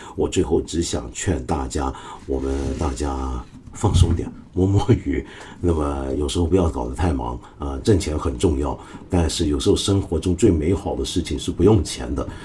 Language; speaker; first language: Chinese; early bilingual, other home language; Cantonese